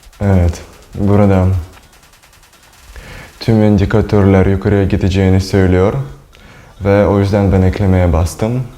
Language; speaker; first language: Turkish; non-native, learner; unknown